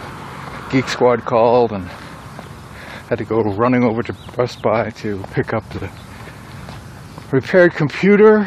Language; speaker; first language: English; native; English